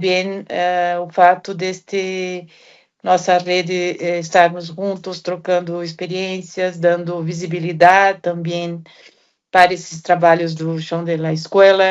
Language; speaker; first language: Portuguese; non-native, fluent; Spanish